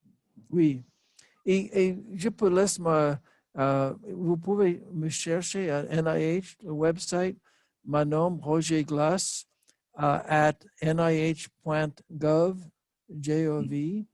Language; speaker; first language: French; non-native, learner; English